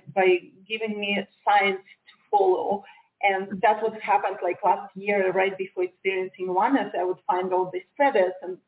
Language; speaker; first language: English; non-native, fluent; Romanian